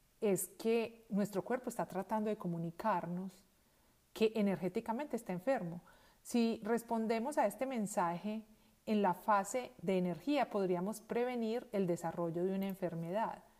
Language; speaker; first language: Spanish; native; Spanish